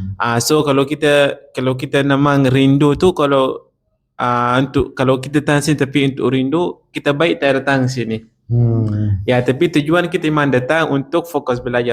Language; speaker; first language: Indonesian; non-native, learner; Arabic